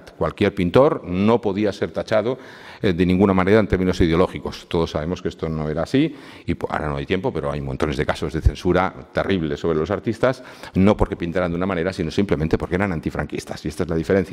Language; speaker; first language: Spanish; native; Spanish